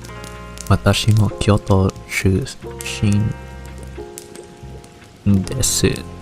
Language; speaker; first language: Japanese; non-native, learner; English